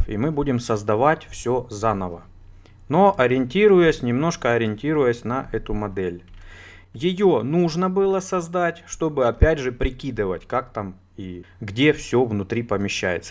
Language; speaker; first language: Russian; native; Russian